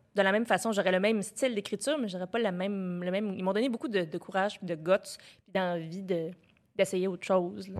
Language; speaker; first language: French; native; French